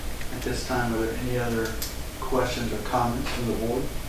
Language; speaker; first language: English; native; English